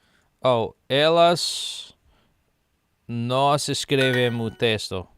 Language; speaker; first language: Portuguese; non-native, learner; English